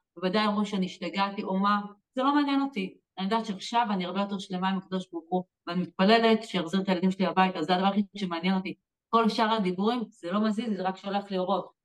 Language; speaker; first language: Hebrew; native; Hebrew